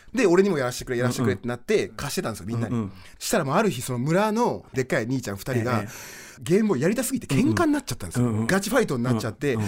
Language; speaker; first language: Japanese; non-native, fluent; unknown